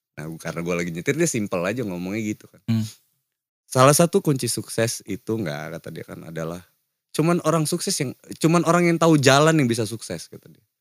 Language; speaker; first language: Indonesian; native; Indonesian